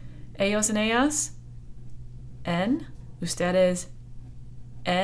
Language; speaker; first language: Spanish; non-native, fluent; English